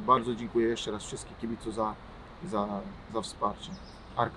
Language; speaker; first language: Polish; non-native, learner; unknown